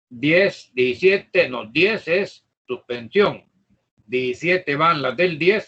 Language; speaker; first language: Spanish; native; Spanish